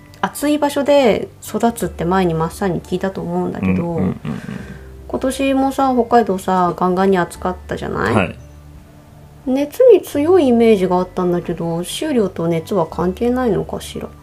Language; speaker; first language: Japanese; native; Japanese